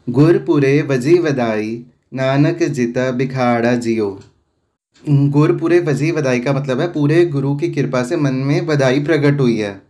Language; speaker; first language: Hindi; non-native, local second language; Punjabi